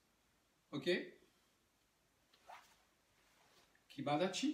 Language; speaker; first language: English; non-native, learner; French